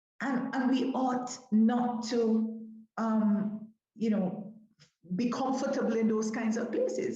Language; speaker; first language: English; native; English